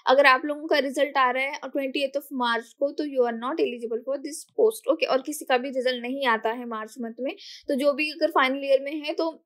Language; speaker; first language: Hindi; non-native, local second language; Marathi